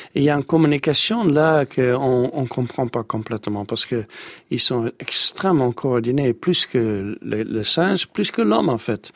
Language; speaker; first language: French; non-native, fluent; Dutch